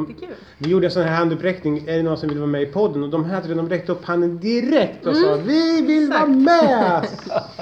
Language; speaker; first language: Swedish; native; Swedish